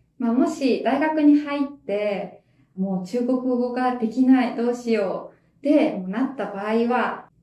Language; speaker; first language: Japanese; native; Japanese